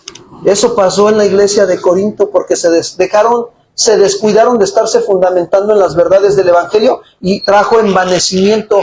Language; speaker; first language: Spanish; native; Spanish